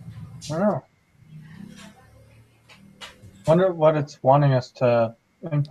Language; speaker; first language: English; native; English